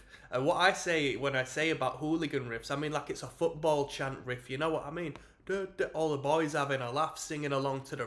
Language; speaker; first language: English; native; English